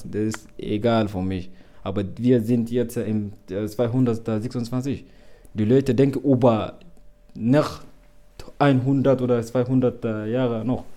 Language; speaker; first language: German; non-native, learner; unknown